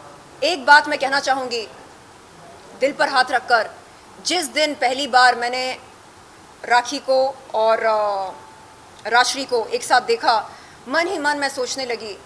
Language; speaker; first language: Hindi; native; Hindi